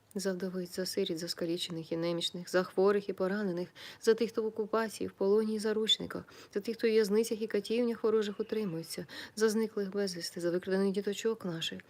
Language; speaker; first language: Ukrainian; native; Ukrainian